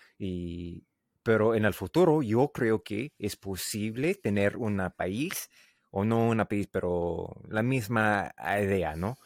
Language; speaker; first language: Spanish; non-native, learner; English